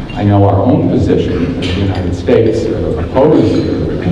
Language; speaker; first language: English; native; English